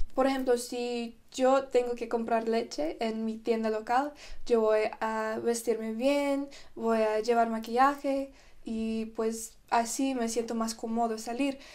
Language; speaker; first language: Spanish; non-native, fluent; Russian